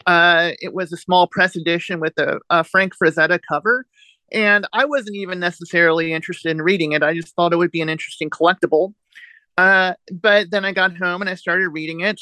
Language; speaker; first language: English; native; English